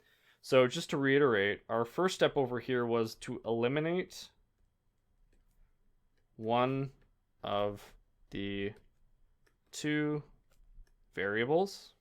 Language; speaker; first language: English; native; English